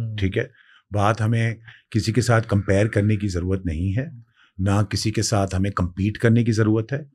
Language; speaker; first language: Urdu; non-native, local second language; Sindhi